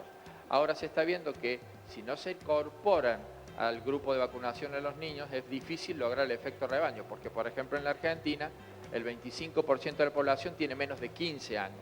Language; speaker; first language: Spanish; native; Spanish